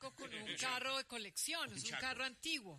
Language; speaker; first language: Spanish; native; Spanish